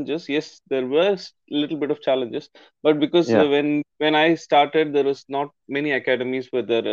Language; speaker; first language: English; non-native, local second language; Tamil